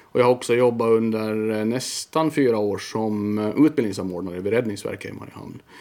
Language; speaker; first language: Swedish; native; Swedish